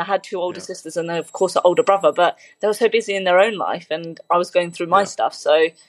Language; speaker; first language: English; early bilingual, other home language; Punjabi